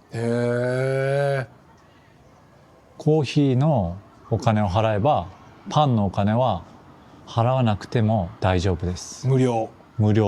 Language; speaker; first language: Japanese; non-native, fluent; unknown